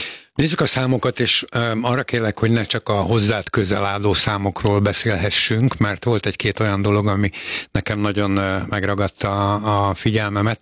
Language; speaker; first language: Hungarian; native; Hungarian